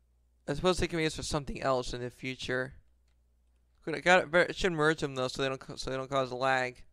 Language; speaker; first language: English; native; English